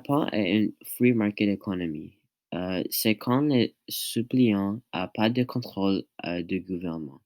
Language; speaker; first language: French; non-native, learner; English